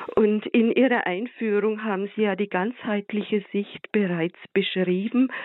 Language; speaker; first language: German; native; German